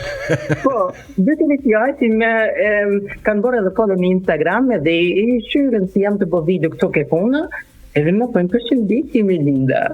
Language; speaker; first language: Albanian; non-native, learner; German